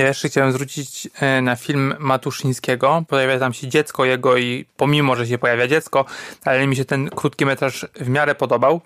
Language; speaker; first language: Polish; native; Polish